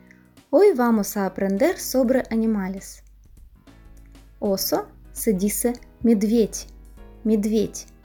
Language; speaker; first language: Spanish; non-native, fluent; Russian